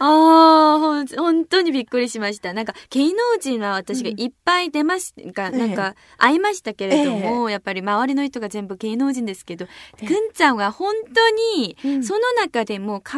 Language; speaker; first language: Japanese; non-native, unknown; Korean